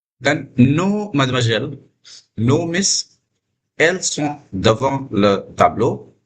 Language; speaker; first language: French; non-native, fluent; Hindi